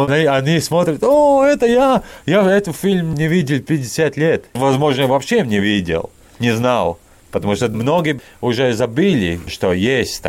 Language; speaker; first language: Russian; non-native, local second language; Latvian